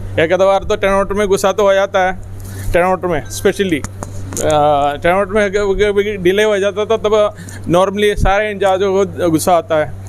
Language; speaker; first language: Hindi; non-native, local second language; Malayalam